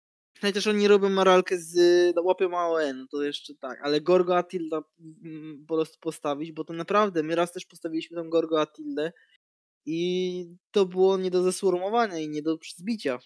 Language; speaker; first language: Polish; native; Polish